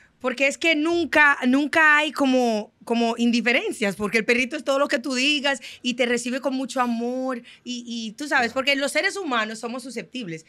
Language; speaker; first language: Spanish; non-native, fluent; Haitian Creole